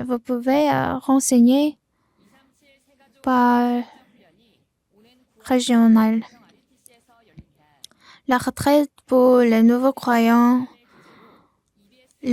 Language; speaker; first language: French; non-native, learner; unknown